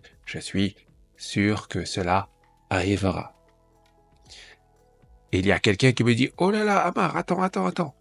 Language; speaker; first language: French; non-native, fluent; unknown